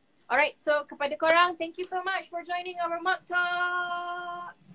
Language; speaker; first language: English; non-native, local second language; Malay